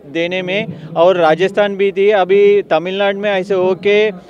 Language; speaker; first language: Hindi; non-native, local second language; Telugu